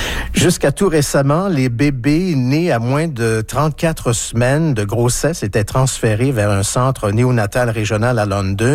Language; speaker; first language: French; native; French